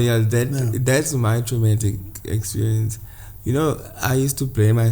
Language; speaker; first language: English; non-native, local second language; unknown